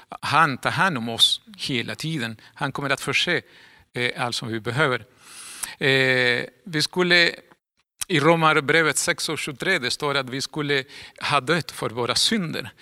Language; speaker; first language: Swedish; non-native, fluent; Spanish